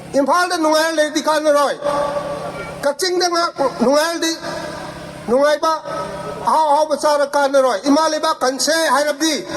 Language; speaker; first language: Manipuri; non-native, local second language; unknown